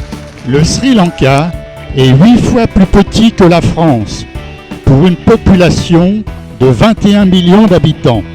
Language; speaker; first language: French; native; French